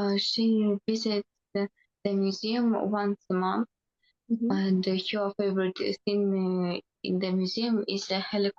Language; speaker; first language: English; non-native, learner; Russian